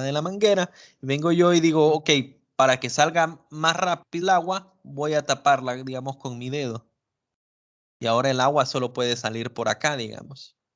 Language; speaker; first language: Spanish; native; Spanish